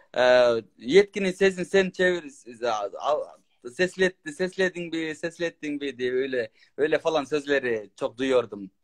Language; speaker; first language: Turkish; non-native, learner; Kyrgyz